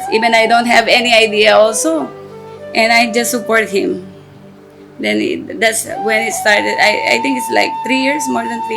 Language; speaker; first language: English; non-native, local second language; Filipino